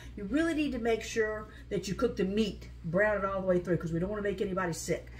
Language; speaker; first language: English; native; English